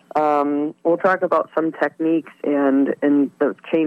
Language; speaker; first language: English; native; English